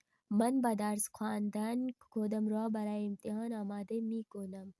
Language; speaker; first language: Persian; non-native, fluent; Urdu